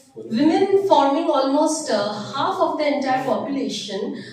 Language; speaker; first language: English; non-native, local second language; Bangla